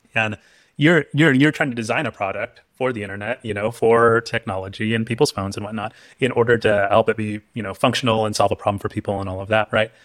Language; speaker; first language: English; native; English